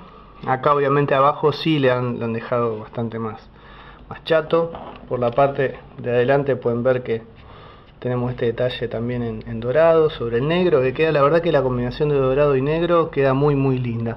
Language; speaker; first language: Spanish; native; Spanish